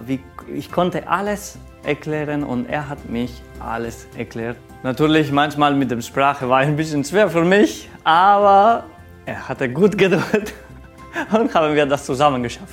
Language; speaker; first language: German; non-native, learner; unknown